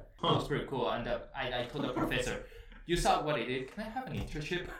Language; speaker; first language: English; early bilingual, heritage; Spanish